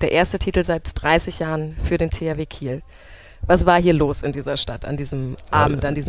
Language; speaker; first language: German; native; German